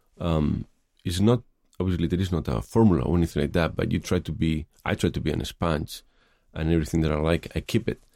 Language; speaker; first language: English; non-native, fluent; Spanish